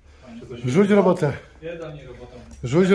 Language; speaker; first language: Polish; native; Polish